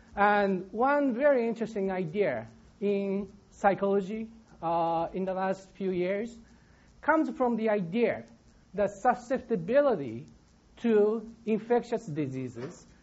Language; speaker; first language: English; non-native, fluent; Japanese